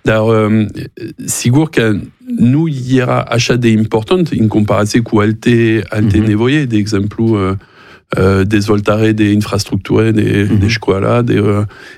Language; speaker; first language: Romanian; non-native, learner; French